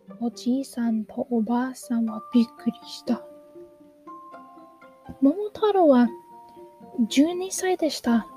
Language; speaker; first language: Japanese; non-native, learner; English